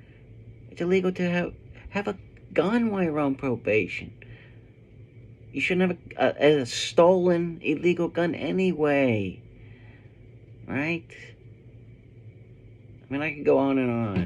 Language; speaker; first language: English; native; English